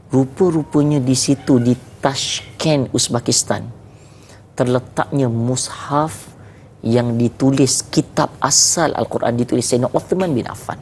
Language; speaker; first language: Malay; native; Malay